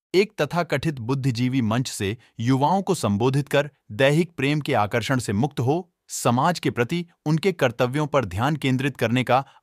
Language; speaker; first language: Hindi; native; Hindi